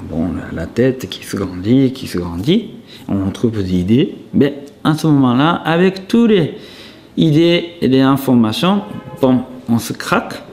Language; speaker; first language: French; non-native, fluent; Japanese